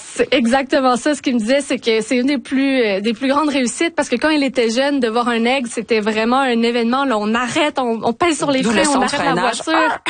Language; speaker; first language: French; native; French